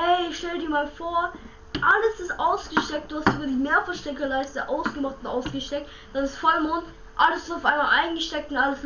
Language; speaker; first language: German; native; German